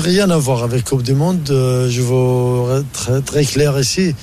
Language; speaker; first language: French; non-native, learner; Arabic